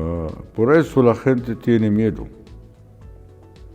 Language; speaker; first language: Spanish; non-native, fluent; Arabic